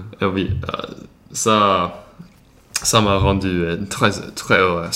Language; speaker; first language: French; non-native, learner; Swedish